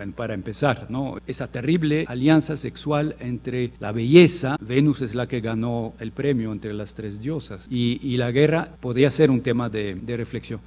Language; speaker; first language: Spanish; non-native, fluent; French